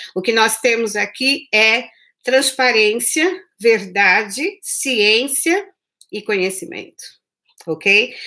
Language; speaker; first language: Portuguese; native; Portuguese